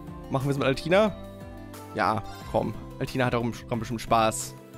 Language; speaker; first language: German; native; German